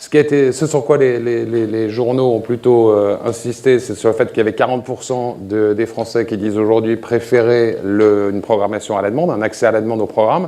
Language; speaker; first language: French; native; French